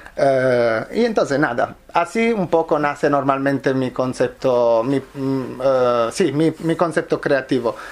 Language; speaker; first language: Spanish; non-native, fluent; Italian